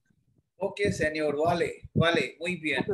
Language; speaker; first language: Spanish; non-native, learner; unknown